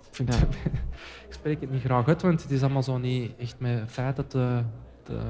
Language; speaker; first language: Dutch; native; Dutch